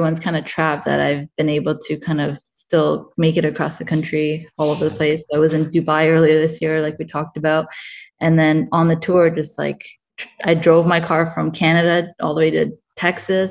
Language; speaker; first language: English; native; English